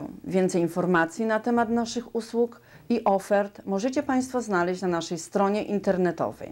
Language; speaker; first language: Polish; native; Polish